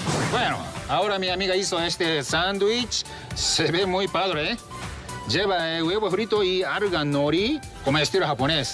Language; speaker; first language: Spanish; non-native, fluent; Japanese